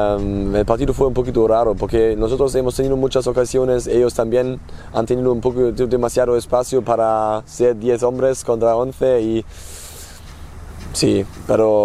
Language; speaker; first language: Spanish; non-native, fluent; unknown